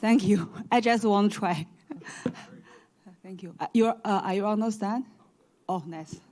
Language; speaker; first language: English; non-native, learner; Chinese